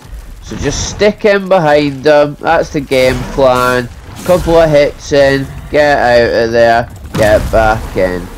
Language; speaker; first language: English; native; English